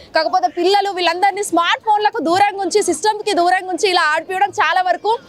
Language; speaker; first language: Telugu; native; Telugu